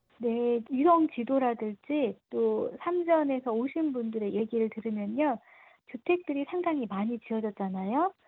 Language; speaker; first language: Korean; native; Korean